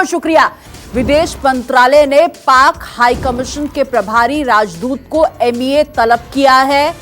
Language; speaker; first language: Hindi; native; Hindi